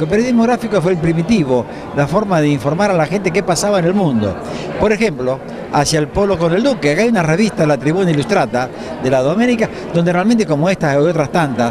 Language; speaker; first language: Spanish; native; Spanish